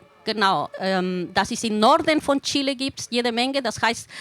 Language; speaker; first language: German; non-native, fluent; Spanish